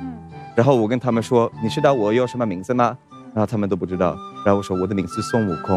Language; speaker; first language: Chinese; non-native, fluent; Swedish